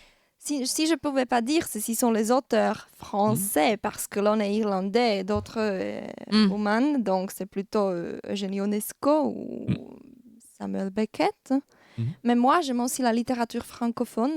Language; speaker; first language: French; non-native, fluent; Slovak